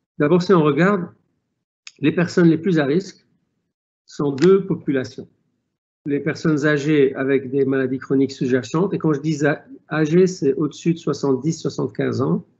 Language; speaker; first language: French; non-native, local second language; Arabic